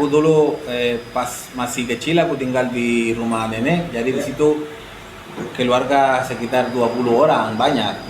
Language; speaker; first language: Indonesian; non-native, fluent; Spanish